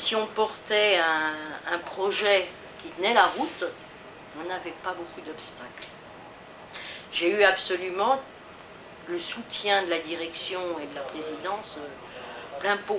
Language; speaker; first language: French; native; French